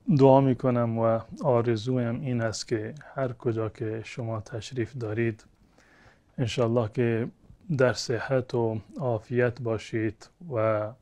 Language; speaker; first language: Persian; non-native, local second language; Baluchi